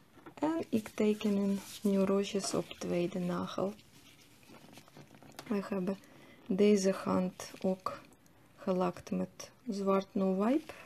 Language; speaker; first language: Dutch; non-native, fluent; Russian